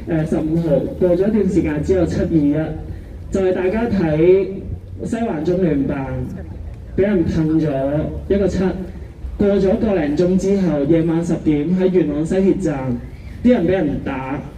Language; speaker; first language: Cantonese; native; Cantonese